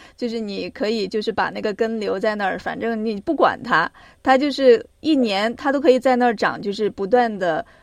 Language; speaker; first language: Chinese; native; Chinese